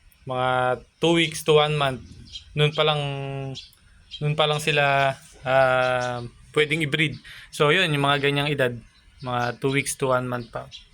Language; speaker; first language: Filipino; non-native, local second language; Cebuano